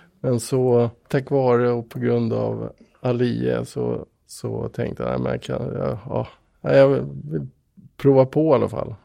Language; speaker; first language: Swedish; native; Swedish